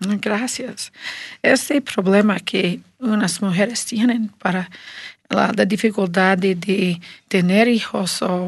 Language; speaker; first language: Spanish; non-native, learner; English